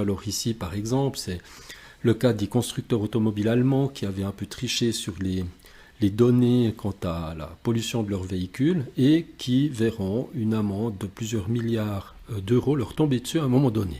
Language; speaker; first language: French; native; French